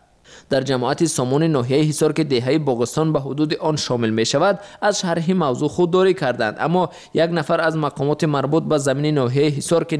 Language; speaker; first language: Persian; native; Persian